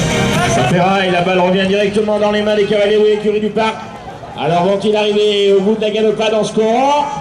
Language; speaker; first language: French; native; French